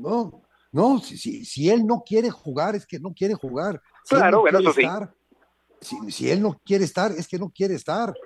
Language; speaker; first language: Spanish; native; Spanish